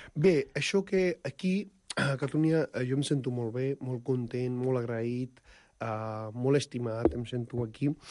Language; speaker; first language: Catalan; non-native, fluent; Punjabi